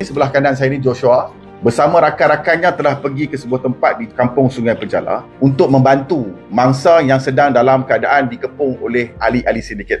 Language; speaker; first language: Malay; native; Malay